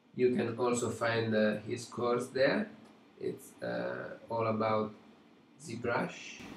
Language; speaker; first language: English; non-native, fluent; Italian